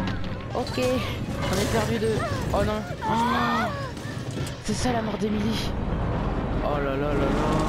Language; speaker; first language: French; native; French